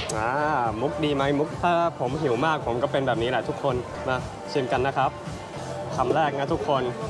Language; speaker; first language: Thai; non-native, fluent; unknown